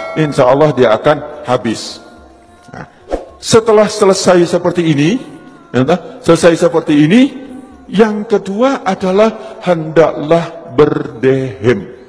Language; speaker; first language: Indonesian; non-native, local second language; Javanese